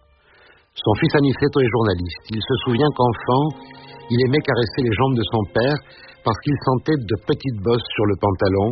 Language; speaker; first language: French; native; French